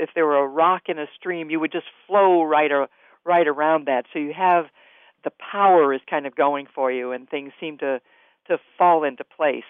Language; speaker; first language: English; native; English